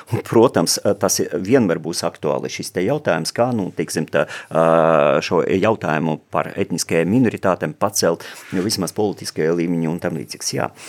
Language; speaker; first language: Latvian; non-native, local second language; Russian